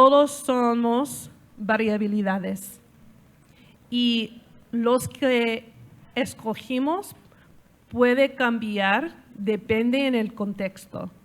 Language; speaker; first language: Spanish; non-native, learner; English